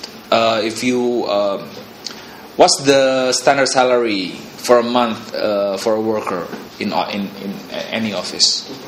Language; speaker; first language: English; non-native, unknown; Indonesian